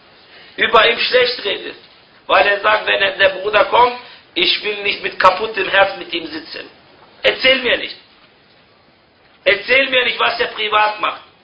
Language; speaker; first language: German; non-native, fluent; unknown